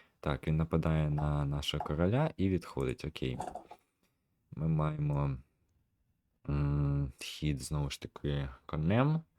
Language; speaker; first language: Ukrainian; native; Ukrainian